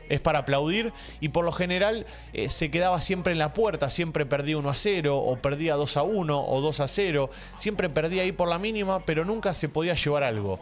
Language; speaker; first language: Spanish; native; Spanish